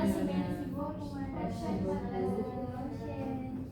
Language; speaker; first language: French; non-native, learner; Indonesian